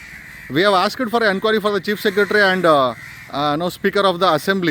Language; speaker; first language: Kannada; native; Kannada